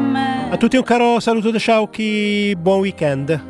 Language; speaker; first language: Italian; native; Italian